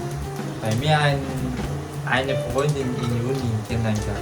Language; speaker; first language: German; non-native, learner; Japanese